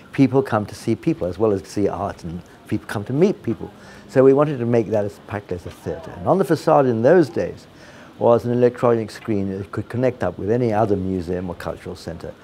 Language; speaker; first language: English; non-native, fluent; Italian